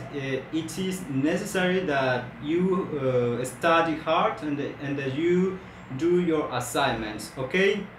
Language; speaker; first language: English; non-native, fluent; Spanish